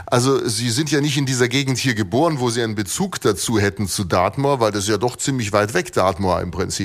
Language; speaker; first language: German; native; German